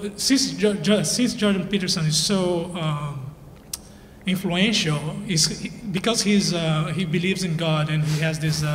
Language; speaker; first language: English; non-native, fluent; Portuguese